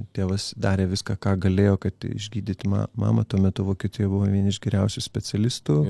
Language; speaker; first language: Lithuanian; early bilingual, other home language; Kurdish